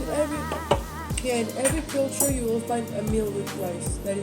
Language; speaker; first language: English; non-native, fluent; French